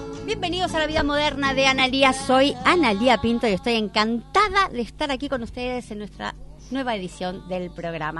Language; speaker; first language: Spanish; native; Spanish